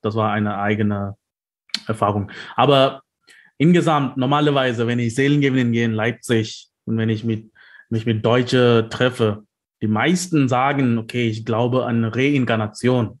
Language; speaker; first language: German; non-native, fluent; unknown